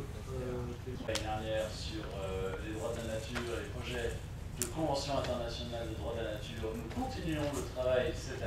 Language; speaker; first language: French; native; French